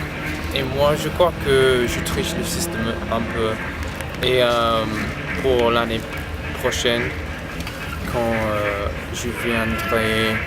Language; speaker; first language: French; non-native, fluent; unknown